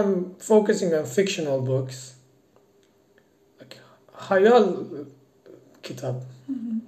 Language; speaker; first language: English; non-native, fluent; Persian